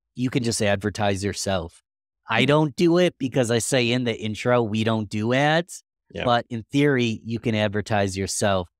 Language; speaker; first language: English; native; English